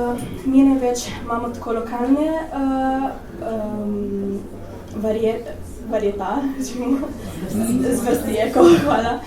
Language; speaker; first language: Slovenian; early bilingual, heritage; Italian